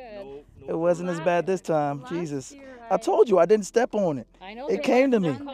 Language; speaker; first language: English; native; English